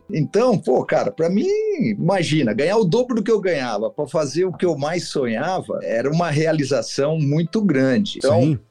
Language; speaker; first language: Portuguese; native; Portuguese